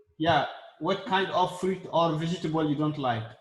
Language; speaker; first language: English; non-native, learner; Arabic